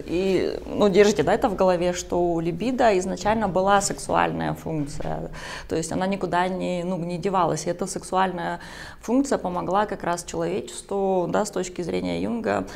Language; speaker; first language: Russian; native; Russian